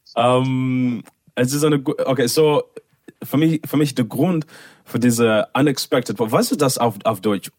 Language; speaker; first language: German; non-native, learner; English